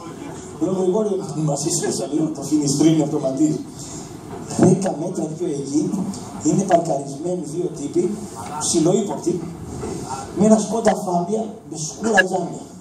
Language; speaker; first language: Greek; native; Greek